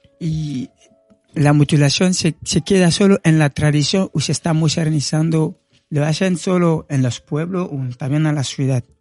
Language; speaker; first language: Spanish; non-native, fluent; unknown